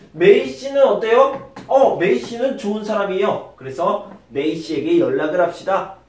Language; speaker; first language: Korean; native; Korean